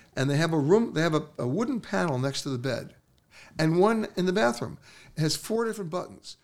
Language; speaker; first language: English; native; English